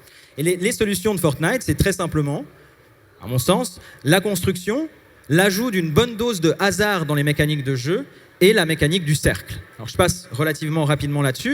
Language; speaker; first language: French; native; French